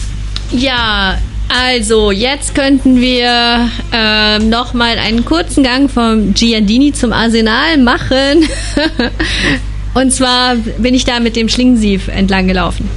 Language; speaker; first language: German; native; German